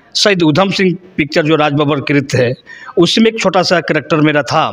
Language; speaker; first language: Hindi; non-native, local second language; Bhojpuri